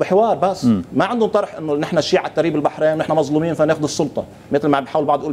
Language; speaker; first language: Arabic; native; Arabic